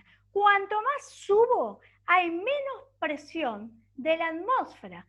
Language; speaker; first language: Spanish; native; Spanish